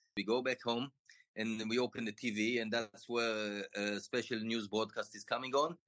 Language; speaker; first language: English; non-native, fluent; Hebrew